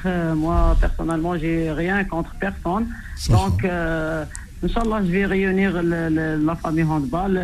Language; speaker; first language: French; non-native, local second language; Arabic